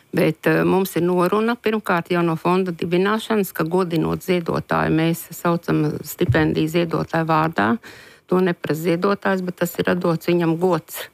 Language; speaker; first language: Latvian; native; Latvian